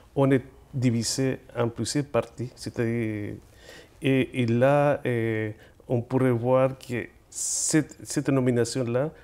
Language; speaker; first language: French; non-native, fluent; Spanish